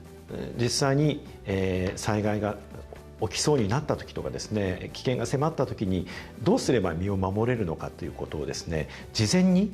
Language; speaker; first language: Japanese; native; Japanese